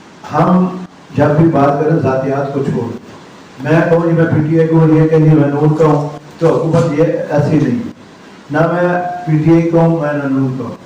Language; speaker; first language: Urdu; non-native, local second language; Punjabi